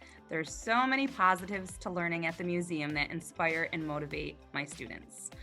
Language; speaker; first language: English; native; English